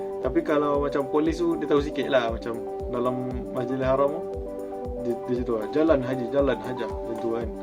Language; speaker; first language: Malay; native; Malay